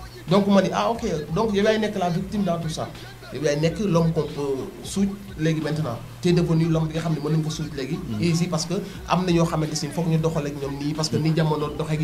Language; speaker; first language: French; non-native, local second language; Wolof